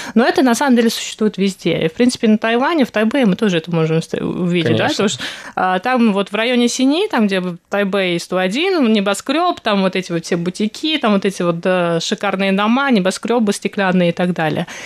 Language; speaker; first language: Russian; native; Russian